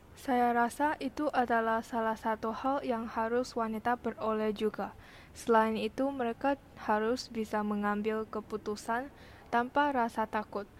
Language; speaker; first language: Indonesian; non-native, learner; Chinese